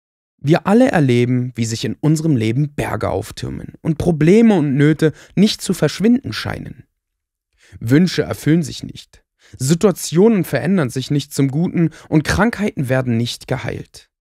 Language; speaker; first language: German; native; German